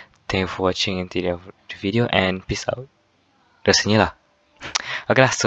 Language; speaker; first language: English; non-native, fluent; Malay